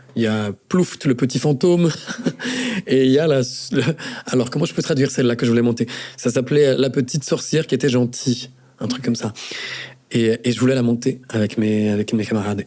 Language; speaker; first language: French; non-native, fluent; Portuguese